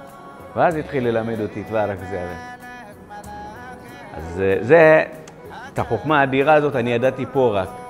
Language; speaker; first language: Hebrew; non-native, fluent; Amharic